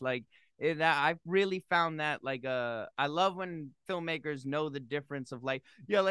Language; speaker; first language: English; native; English